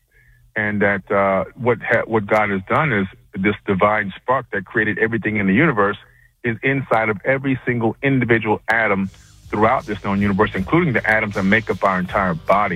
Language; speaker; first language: English; native; English